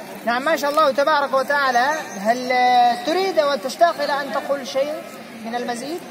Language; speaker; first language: Arabic; non-native, fluent; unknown